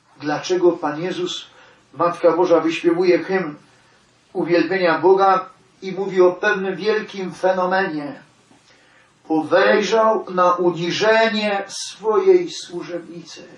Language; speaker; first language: Polish; native; Polish